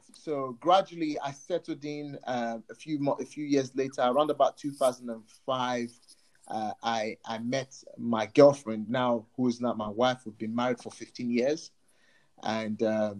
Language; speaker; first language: English; non-native, local second language; Yoruba